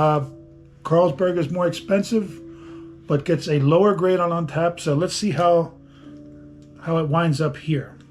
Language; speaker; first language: English; native; English